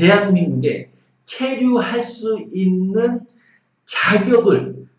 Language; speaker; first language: Korean; native; Korean